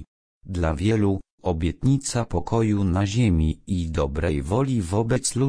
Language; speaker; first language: Polish; native; Polish